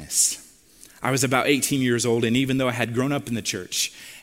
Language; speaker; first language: English; native; English